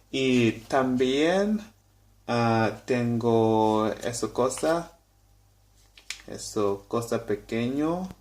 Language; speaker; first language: Spanish; non-native, learner; English